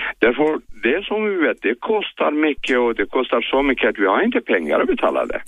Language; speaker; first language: Swedish; non-native, fluent; Kurdish